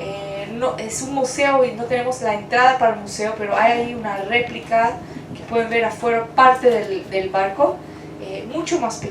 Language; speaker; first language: Spanish; non-native, fluent; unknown